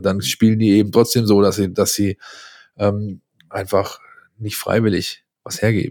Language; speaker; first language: German; native; German